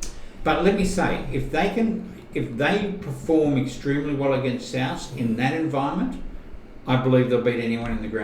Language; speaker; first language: English; native; English